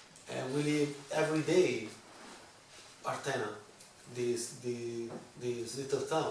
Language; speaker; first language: English; non-native, learner; Italian